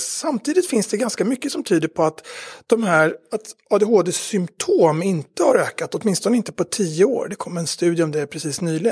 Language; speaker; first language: Swedish; native; Swedish